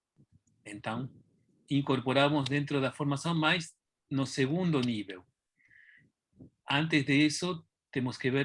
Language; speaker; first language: Portuguese; non-native, fluent; Spanish